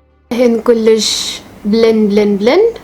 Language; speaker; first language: Arabic; non-native, local second language; Bangla